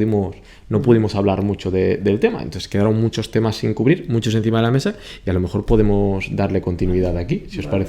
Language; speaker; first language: Spanish; native; Spanish